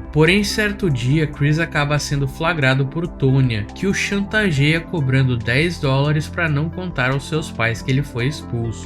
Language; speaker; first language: Portuguese; native; Portuguese